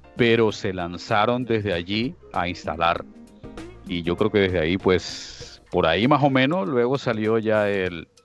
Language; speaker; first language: Spanish; native; Spanish